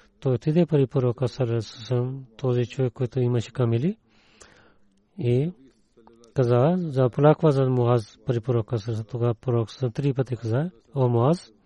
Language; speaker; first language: Bulgarian; non-native, fluent; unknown